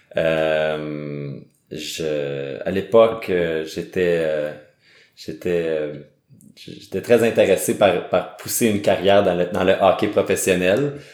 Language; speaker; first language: French; native; French